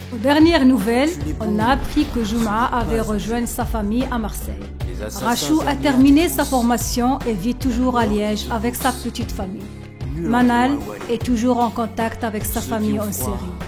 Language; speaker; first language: French; native; French